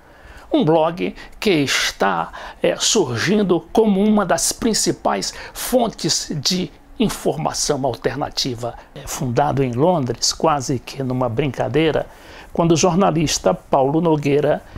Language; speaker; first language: Portuguese; native; Portuguese